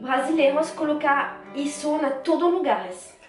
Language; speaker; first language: Portuguese; non-native, fluent; French